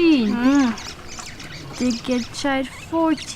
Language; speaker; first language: English; non-native, learner; French